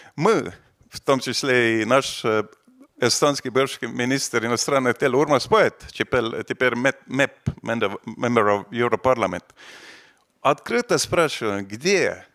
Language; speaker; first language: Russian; non-native, fluent; Estonian